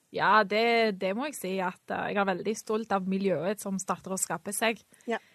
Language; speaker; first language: Norwegian; non-native, fluent; Spanish